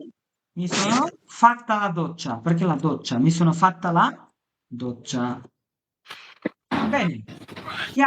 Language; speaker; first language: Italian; non-native, fluent; Bangla